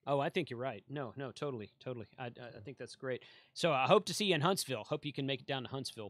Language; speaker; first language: English; native; English